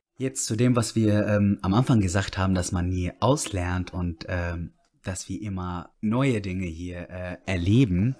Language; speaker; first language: German; non-native, fluent; Arabic